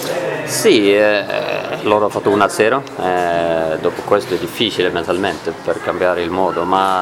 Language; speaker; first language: Italian; non-native, learner; Swedish